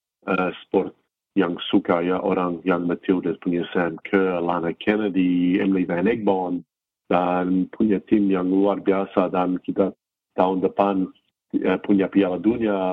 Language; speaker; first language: Indonesian; non-native, fluent; English